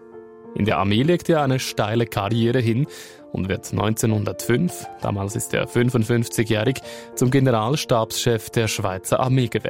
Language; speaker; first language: German; native; German